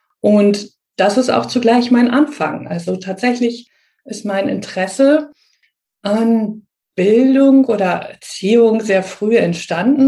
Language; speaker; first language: German; native; German